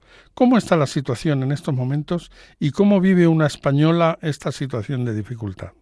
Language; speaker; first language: Spanish; native; Spanish